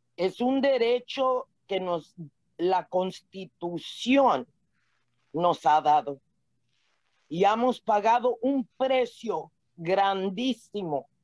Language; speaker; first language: Spanish; early bilingual, heritage; Spanish